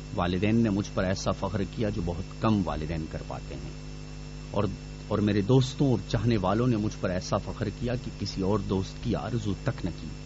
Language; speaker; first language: Urdu; non-native, local second language; Pashto